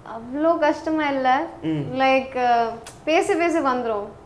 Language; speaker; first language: Tamil; non-native, learner; Hindi